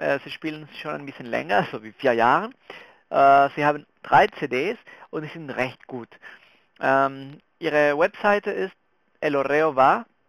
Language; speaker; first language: German; non-native, fluent; Spanish